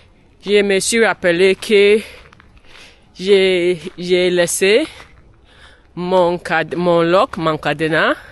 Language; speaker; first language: French; non-native, learner; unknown